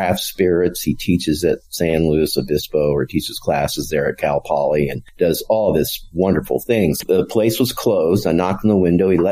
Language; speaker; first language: English; native; English